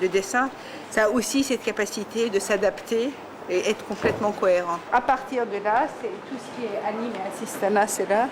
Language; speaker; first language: French; non-native, fluent; Persian